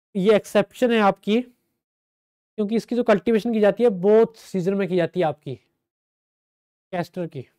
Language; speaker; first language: Hindi; native; Hindi